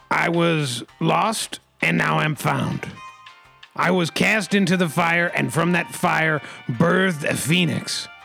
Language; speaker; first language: English; native; English